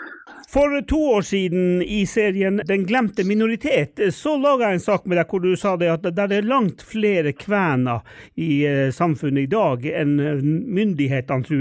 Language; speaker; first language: Norwegian; native; Norwegian